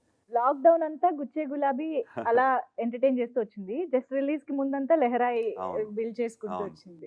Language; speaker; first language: Telugu; native; Telugu